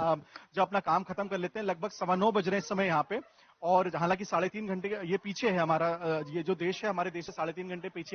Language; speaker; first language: Hindi; native; Hindi